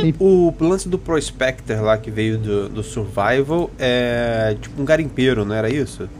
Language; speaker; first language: Portuguese; native; Portuguese